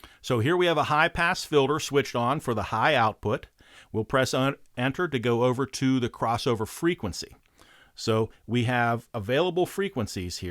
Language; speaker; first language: English; native; English